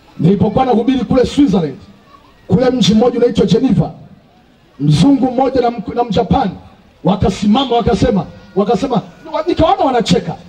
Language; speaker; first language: Swahili; native; Swahili